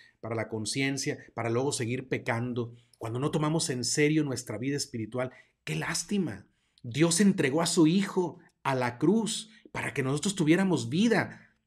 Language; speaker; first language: Spanish; native; Spanish